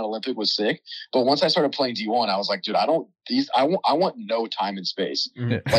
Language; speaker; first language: English; native; English